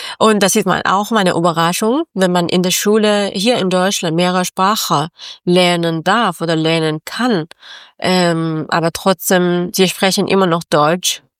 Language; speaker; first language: German; non-native, learner; Persian